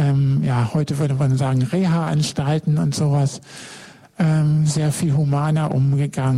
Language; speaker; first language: German; native; German